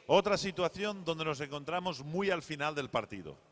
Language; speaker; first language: Spanish; native; Spanish